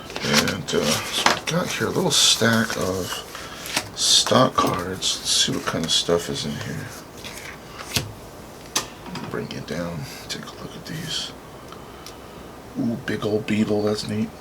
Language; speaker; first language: English; native; English